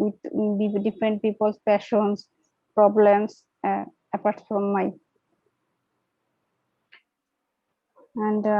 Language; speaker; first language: English; non-native, learner; Bangla